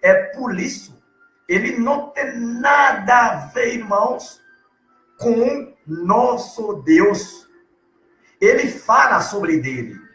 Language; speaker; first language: Portuguese; non-native, learner; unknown